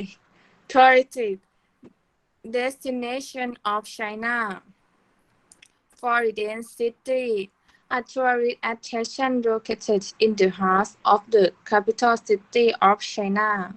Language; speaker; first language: English; non-native, learner; Thai